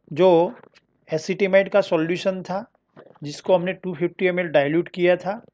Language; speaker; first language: Hindi; non-native, local second language; Marathi